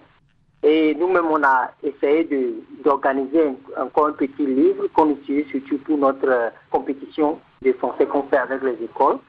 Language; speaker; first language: French; non-native, fluent; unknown